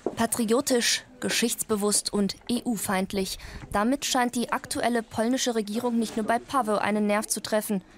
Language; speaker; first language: German; early bilingual, other home language; Polish